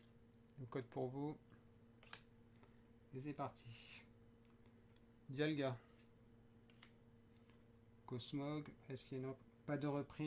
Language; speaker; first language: French; native; French